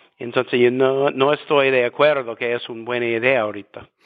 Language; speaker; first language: Spanish; non-native, fluent; English